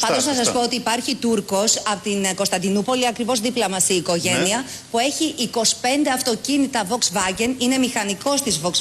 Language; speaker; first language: Greek; native; Greek